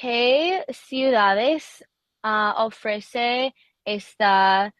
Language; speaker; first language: Spanish; non-native, learner; English